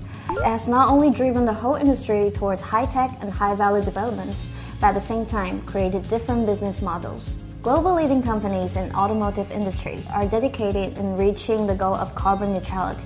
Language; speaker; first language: English; non-native, fluent; Chinese